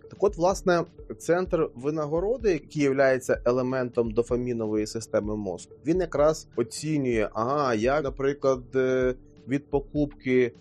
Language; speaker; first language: Ukrainian; native; Ukrainian